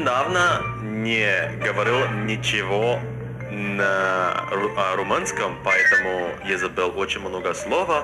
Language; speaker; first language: Russian; non-native, learner; Indonesian